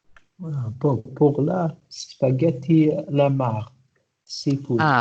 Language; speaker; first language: French; non-native, learner; Arabic